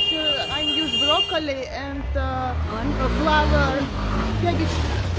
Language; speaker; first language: English; non-native, learner; Russian